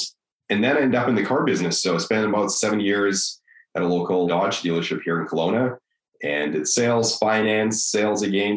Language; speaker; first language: English; non-native, fluent; Russian